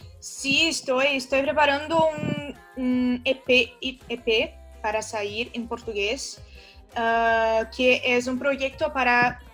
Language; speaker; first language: Spanish; non-native, learner; Portuguese